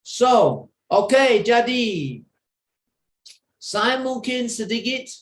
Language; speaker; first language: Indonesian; non-native, fluent; English